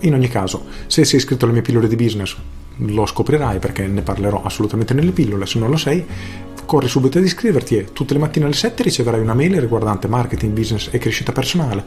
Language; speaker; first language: Italian; native; Italian